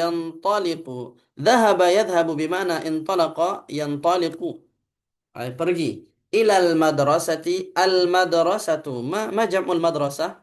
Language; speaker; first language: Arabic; non-native, fluent; Indonesian